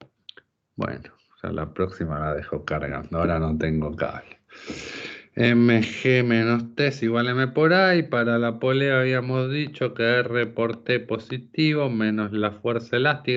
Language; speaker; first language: Spanish; native; Spanish